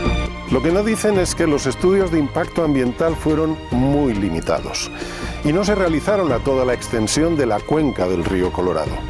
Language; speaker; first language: Spanish; native; Spanish